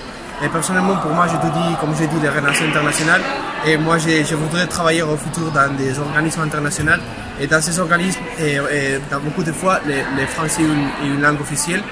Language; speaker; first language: French; non-native, fluent; Spanish